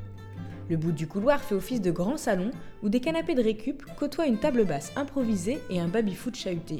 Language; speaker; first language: French; native; French